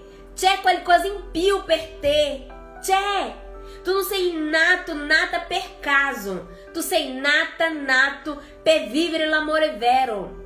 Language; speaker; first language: Italian; non-native, fluent; Portuguese